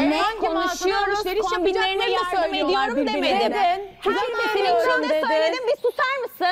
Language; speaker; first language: Turkish; native; Turkish